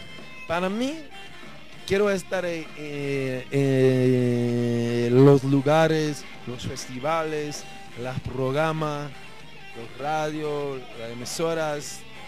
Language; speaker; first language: Spanish; non-native, learner; English